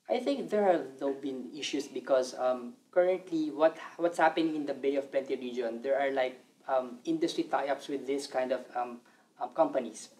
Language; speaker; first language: English; non-native, local second language; Filipino